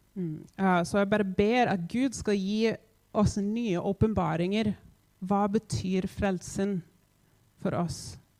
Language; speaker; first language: Norwegian; non-native, fluent; English